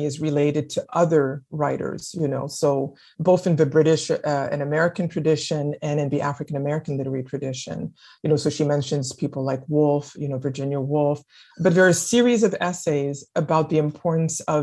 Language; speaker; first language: English; non-native, fluent; French